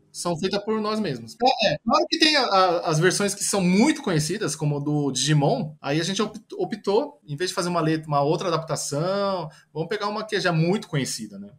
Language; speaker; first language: Portuguese; early bilingual, other home language; Japanese